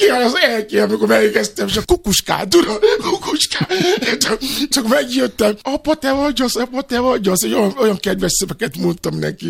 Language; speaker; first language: Hungarian; non-native, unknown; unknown